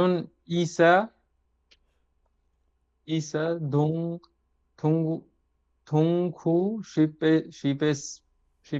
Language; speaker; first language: Korean; non-native, learner; Bangla